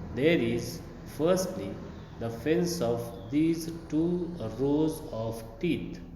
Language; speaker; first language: English; non-native, local second language; Marathi